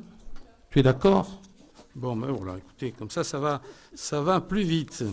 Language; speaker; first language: French; native; French